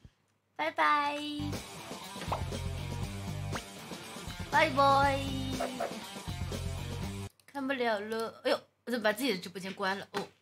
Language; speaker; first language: Chinese; native; Chinese